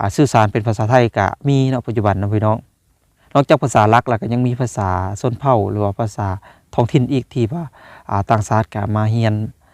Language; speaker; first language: Thai; native; Thai